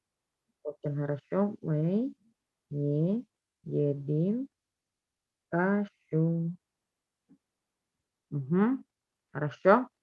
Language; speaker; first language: Russian; non-native, fluent; Indonesian